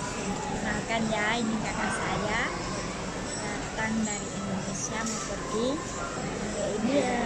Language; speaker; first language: Indonesian; non-native, local second language; Javanese